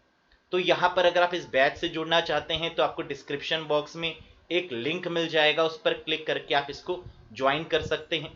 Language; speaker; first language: Hindi; native; Hindi